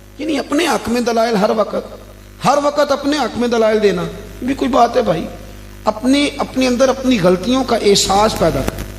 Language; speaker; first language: Urdu; non-native, local second language; Punjabi